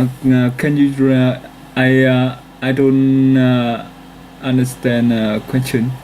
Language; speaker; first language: English; non-native, learner; Vietnamese